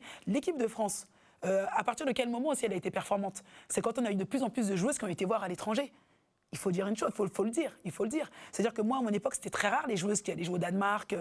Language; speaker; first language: French; native; French